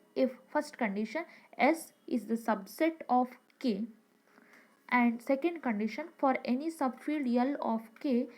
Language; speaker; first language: English; non-native, local second language; Kannada